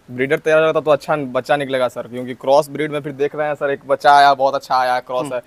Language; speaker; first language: Hindi; native; Hindi